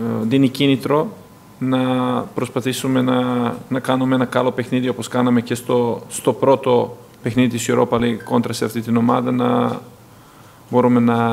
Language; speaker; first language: Greek; non-native, fluent; Serbian